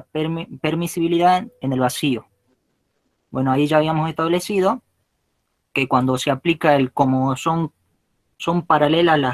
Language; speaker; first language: Spanish; native; Spanish